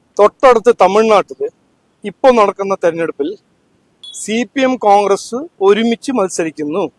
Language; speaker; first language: Malayalam; early bilingual, heritage; Malayalam